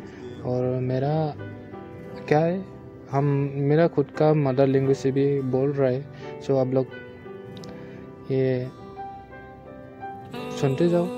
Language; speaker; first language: Hindi; non-native, local second language; Bodo